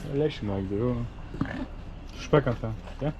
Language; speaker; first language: French; native; French